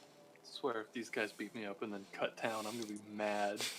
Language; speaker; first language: English; native; English